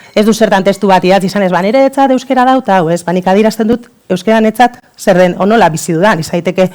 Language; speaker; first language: Basque; non-native, local second language; Spanish